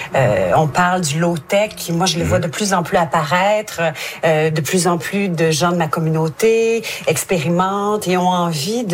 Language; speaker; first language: French; native; French